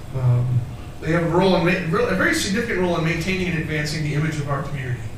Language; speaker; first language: English; native; English